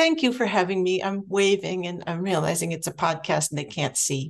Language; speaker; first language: English; native; English